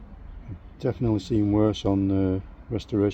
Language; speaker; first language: English; native; English